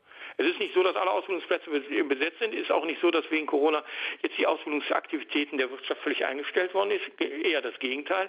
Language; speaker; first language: German; native; German